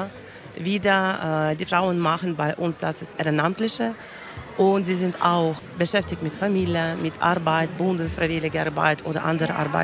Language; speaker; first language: German; non-native, learner; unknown